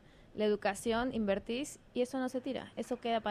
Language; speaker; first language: Spanish; native; Spanish